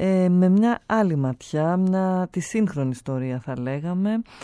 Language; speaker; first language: Greek; native; Greek